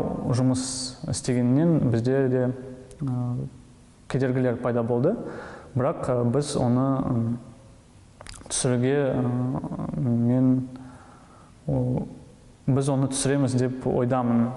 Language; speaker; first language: Kazakh; non-native, local second language; Russian